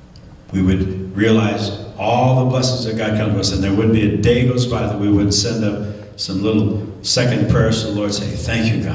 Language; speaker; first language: English; native; English